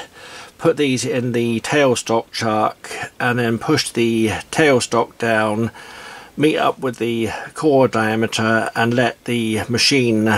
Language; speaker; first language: English; native; English